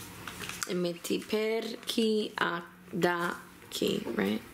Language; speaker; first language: Italian; early bilingual, heritage; Italian